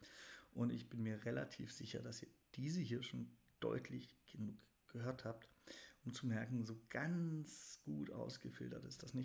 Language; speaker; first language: German; native; German